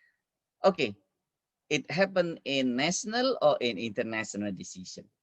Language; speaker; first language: English; non-native, fluent; Indonesian